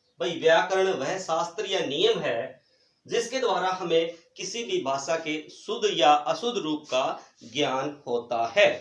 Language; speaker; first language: Hindi; native; Hindi